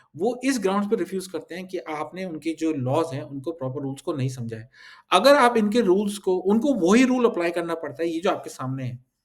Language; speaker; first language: Hindi; early bilingual, heritage; Hindi